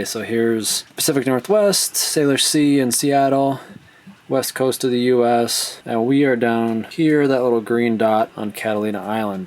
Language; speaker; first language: English; native; English